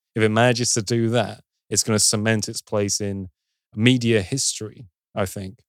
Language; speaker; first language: English; native; English